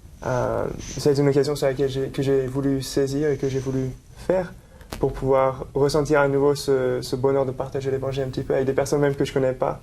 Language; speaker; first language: French; native; French